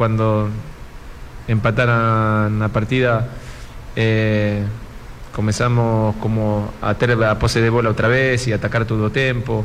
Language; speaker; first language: Portuguese; non-native, fluent; Spanish